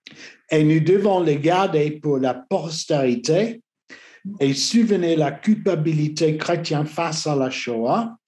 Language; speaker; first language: French; non-native, learner; English